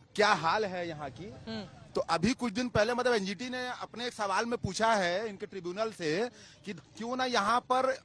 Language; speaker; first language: Hindi; native; Hindi